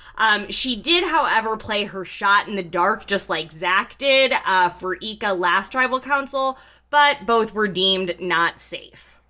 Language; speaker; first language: English; native; English